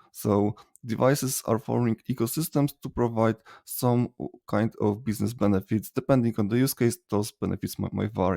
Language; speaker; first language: English; non-native, fluent; Polish